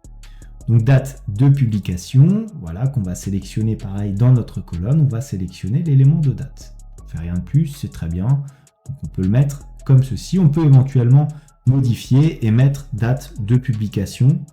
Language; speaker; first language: French; native; French